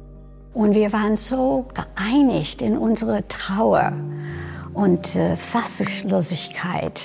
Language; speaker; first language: German; non-native, fluent; English